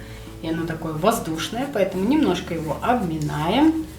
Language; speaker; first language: Russian; native; Russian